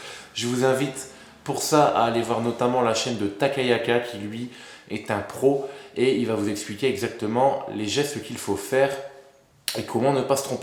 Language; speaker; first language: French; native; French